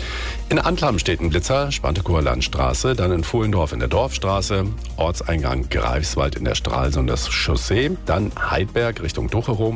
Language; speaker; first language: German; native; German